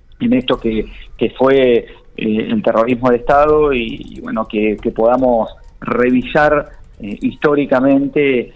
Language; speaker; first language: Spanish; native; Spanish